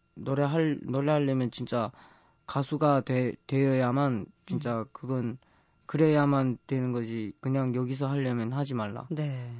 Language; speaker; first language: Korean; early bilingual, heritage; Korean